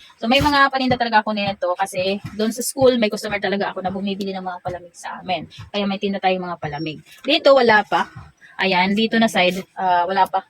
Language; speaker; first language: Filipino; non-native, local second language; Waray